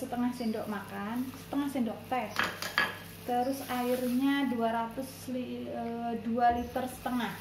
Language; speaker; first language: Indonesian; non-native, local second language; Javanese